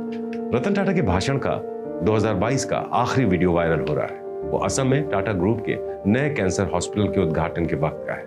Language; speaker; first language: Hindi; native; Hindi